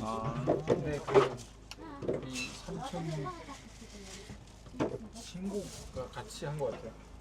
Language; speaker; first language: Korean; non-native, fluent; Mongolian